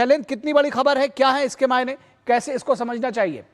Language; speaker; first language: Hindi; native; Hindi